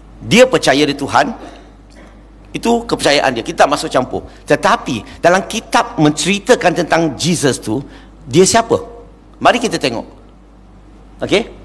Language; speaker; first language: Malay; non-native, local second language; Chinese